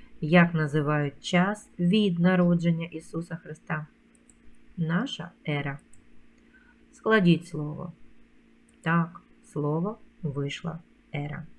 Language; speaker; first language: Ukrainian; native; Ukrainian